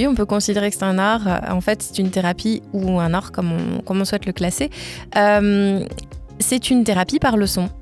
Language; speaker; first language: French; native; French